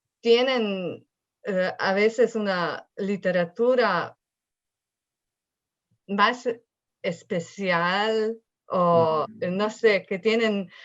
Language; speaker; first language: Spanish; non-native, fluent; Slovenian